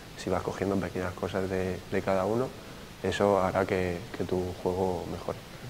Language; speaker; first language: Spanish; native; Spanish